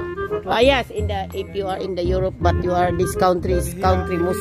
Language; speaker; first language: English; non-native, local second language; Filipino